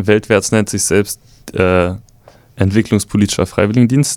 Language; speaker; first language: German; early bilingual, other home language; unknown